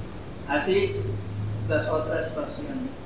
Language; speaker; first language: Spanish; non-native, fluent; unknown